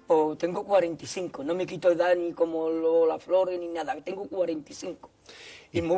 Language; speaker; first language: Spanish; native; Spanish